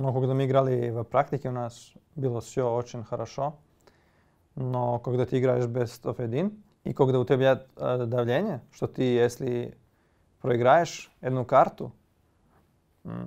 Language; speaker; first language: Russian; non-native, learner; Serbian